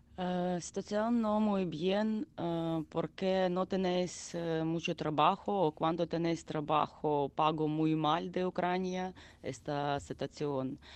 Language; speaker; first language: Spanish; non-native, learner; Ukrainian